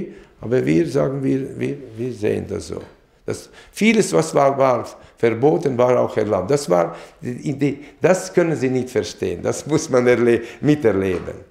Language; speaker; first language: German; non-native, fluent; Latvian